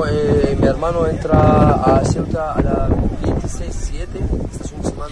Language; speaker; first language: Spanish; non-native, learner; Arabic